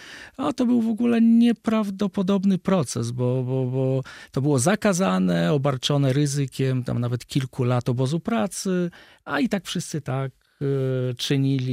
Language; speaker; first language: Polish; native; Polish